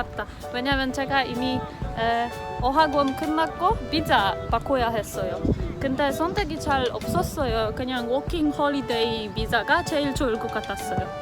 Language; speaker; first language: Korean; non-native, fluent; Polish